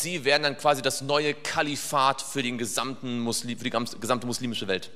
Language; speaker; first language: German; native; German